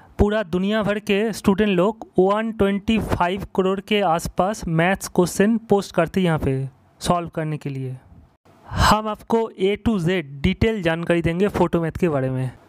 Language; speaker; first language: Hindi; non-native, local second language; Bangla